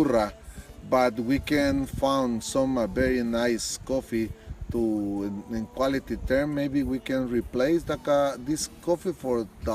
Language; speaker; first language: English; non-native, learner; Spanish